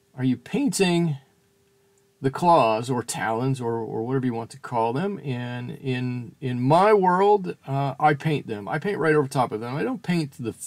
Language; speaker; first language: English; native; English